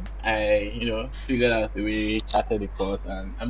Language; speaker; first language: English; non-native, local second language; Bini